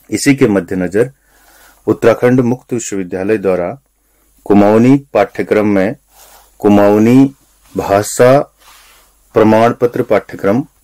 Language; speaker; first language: Hindi; non-native, local second language; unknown